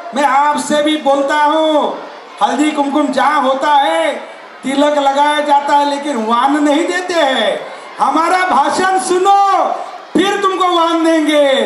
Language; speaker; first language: Hindi; non-native, local second language; Marathi